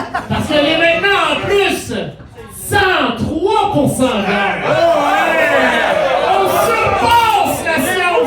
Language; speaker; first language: French; native; French